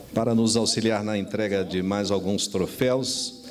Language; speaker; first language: Portuguese; native; Portuguese